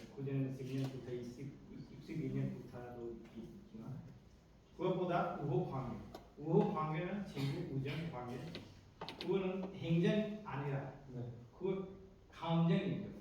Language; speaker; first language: Korean; non-native, fluent; Hindi